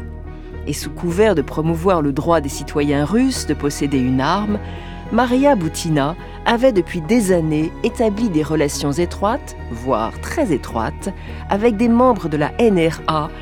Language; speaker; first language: French; native; French